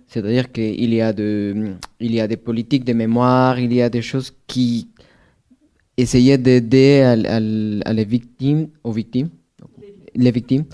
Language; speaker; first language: French; non-native, fluent; Spanish